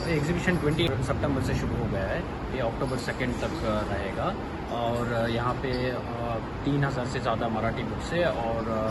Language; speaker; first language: Hindi; non-native, local second language; Kannada